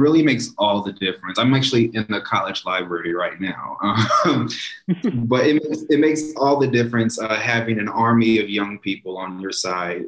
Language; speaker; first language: English; native; English